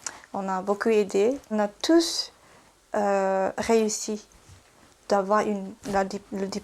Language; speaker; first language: French; non-native, fluent; Japanese